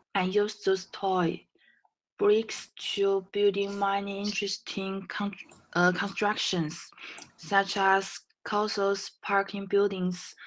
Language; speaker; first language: English; non-native, learner; Chinese